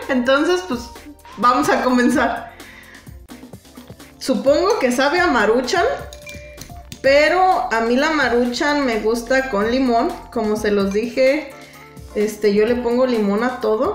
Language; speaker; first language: Spanish; native; Spanish